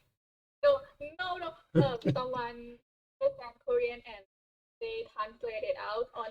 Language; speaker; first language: English; non-native, learner; Thai